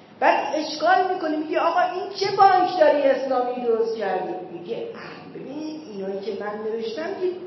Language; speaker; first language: Persian; native; Persian